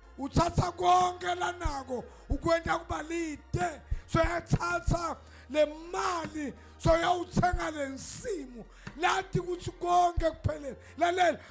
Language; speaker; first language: Zulu; non-native, local second language; Swati